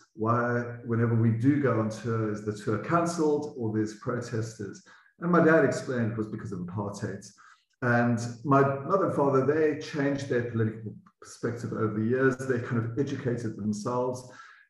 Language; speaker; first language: English; native; English